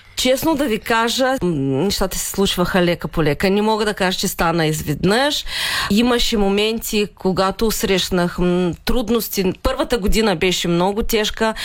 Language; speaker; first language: Bulgarian; early bilingual, heritage; Bulgarian